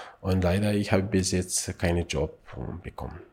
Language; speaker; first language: German; non-native, learner; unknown